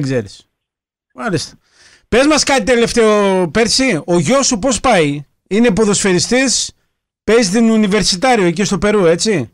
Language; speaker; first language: Greek; native; Greek